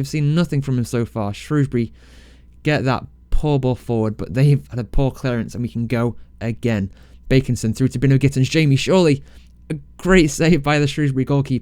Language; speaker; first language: English; native; English